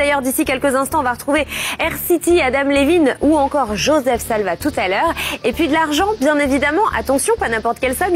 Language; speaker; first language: French; native; French